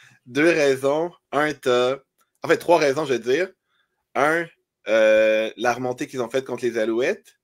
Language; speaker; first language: French; native; French